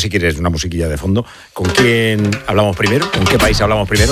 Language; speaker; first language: Spanish; native; Spanish